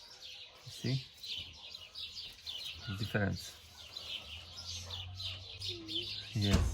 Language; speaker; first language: English; non-native, learner; Romanian